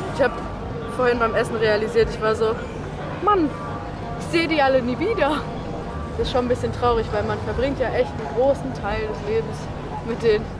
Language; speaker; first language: German; native; German